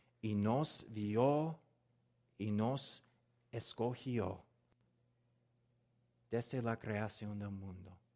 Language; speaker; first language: Spanish; non-native, learner; English